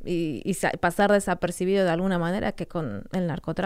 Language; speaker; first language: Spanish; native; Spanish